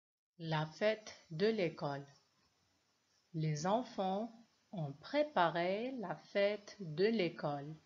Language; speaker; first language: French; non-native, local second language; Arabic